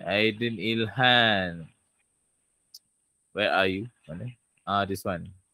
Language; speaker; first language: English; non-native, local second language; Malay